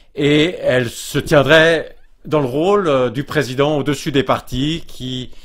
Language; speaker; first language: French; native; French